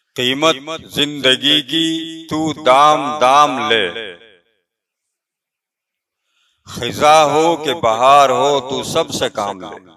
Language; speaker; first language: Urdu; native; Urdu